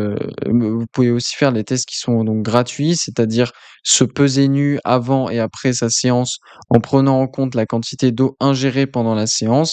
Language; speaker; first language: French; native; French